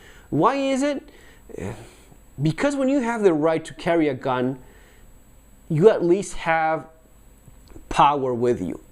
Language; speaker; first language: English; non-native, fluent; Spanish